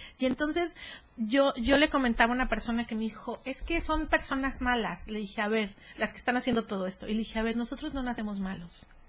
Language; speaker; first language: Spanish; native; Spanish